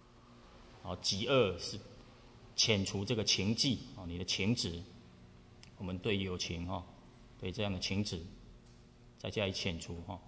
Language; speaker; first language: Chinese; native; Chinese